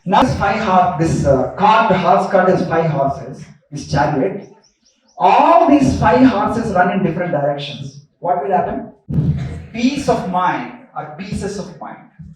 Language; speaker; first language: English; non-native, local second language; Telugu